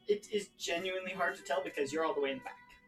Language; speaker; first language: English; native; English